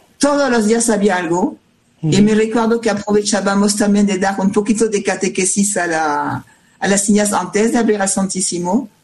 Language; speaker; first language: Spanish; non-native, fluent; French